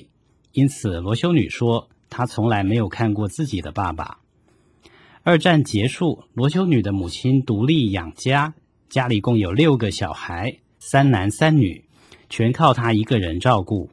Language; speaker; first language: Chinese; native; Chinese